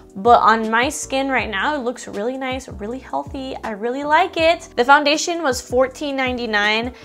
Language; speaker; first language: English; native; English